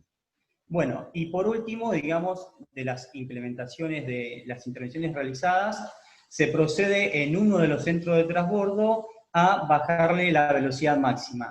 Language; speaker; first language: Spanish; native; Spanish